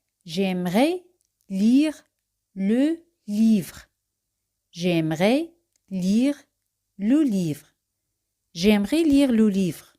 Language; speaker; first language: French; non-native, fluent; Spanish